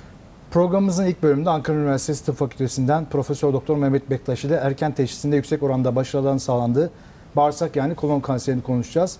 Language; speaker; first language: Turkish; native; Turkish